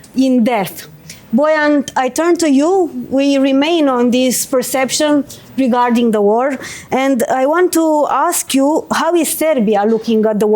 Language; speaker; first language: English; non-native, fluent; Romanian